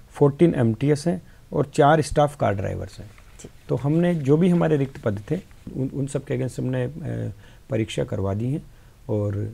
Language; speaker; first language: Hindi; native; Hindi